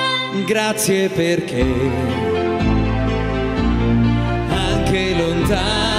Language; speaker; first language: Italian; native; Italian